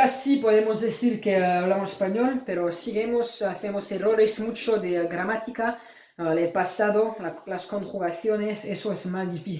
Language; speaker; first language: Spanish; non-native, learner; French